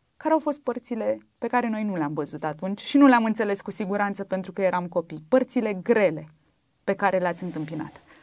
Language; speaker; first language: Romanian; native; Romanian